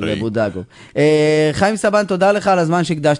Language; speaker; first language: Hebrew; native; Hebrew